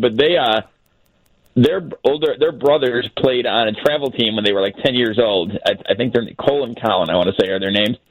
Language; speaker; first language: English; native; English